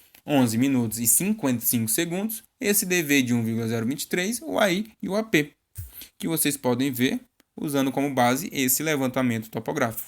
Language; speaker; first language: Portuguese; native; Portuguese